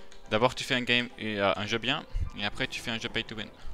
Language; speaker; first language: French; native; French